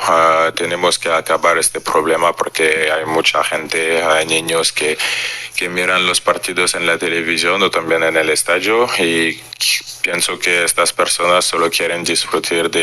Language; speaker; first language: Spanish; non-native, fluent; French